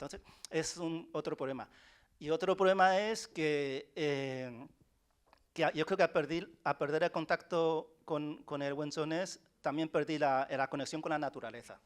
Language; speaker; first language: Spanish; early bilingual, other home language; Chinese